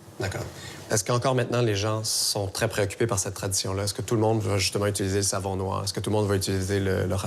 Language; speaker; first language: French; native; French